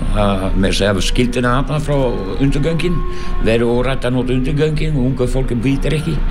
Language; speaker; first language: Icelandic; non-native, fluent; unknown